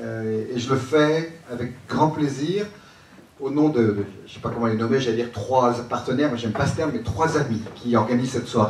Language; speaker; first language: French; native; French